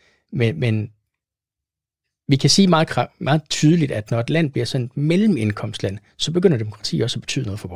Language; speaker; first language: Danish; native; Danish